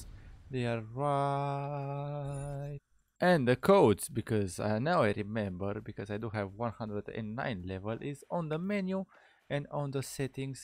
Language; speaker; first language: English; non-native, fluent; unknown